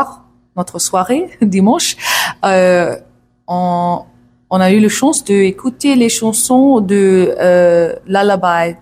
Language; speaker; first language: French; non-native, learner; English